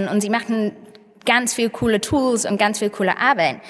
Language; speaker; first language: German; non-native, fluent; English